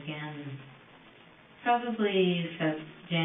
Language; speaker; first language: English; native; English